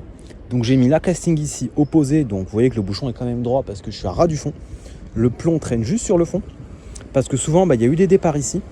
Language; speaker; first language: French; native; French